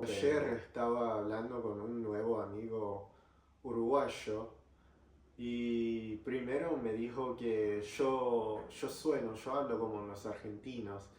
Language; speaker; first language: Spanish; non-native, fluent; English